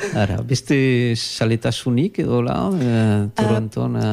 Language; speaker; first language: Basque; native; Basque